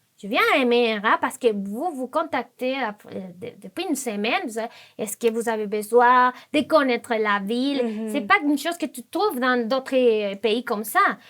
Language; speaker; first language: French; non-native, fluent; Spanish